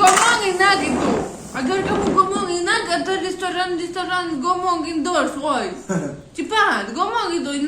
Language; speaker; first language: Indonesian; non-native, learner; Russian